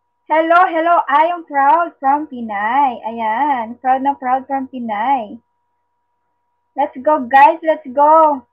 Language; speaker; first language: English; non-native, local second language; Filipino